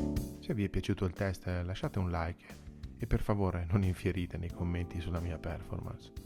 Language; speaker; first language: Italian; native; Italian